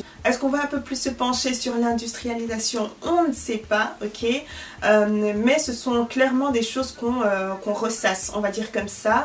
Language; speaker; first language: French; early bilingual, other home language; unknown